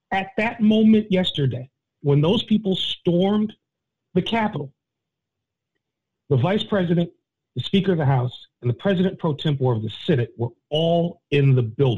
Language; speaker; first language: English; native; English